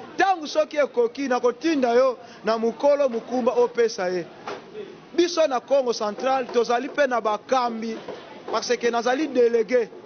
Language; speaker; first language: Lingala; non-native, local second language; Kongo